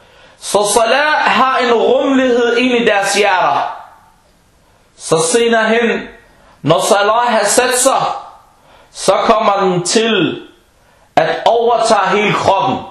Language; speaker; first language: Danish; non-native, fluent; Arabic